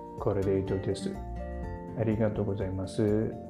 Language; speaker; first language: Japanese; non-native, learner; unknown